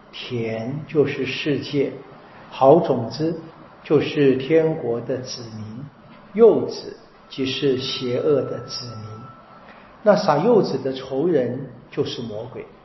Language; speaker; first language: Chinese; native; Chinese